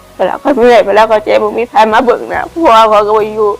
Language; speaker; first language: Lao; non-native, learner; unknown